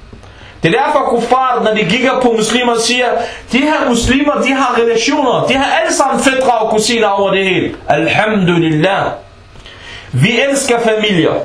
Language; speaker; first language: Danish; early bilingual, other home language; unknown